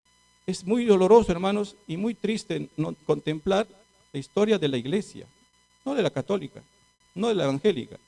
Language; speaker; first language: Spanish; native; Spanish